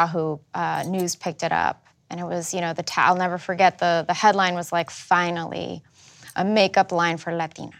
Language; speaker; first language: English; early bilingual, other home language; Spanish